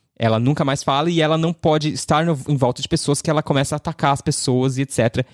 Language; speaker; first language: Portuguese; native; Portuguese